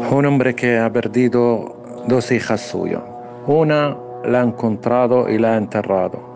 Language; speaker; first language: Spanish; non-native, fluent; Arabic